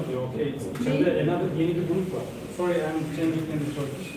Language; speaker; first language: English; non-native, fluent; Turkish